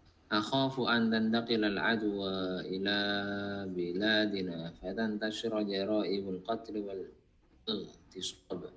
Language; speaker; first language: Arabic; non-native, fluent; Indonesian